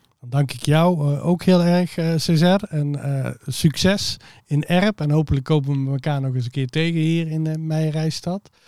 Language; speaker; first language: Dutch; native; Dutch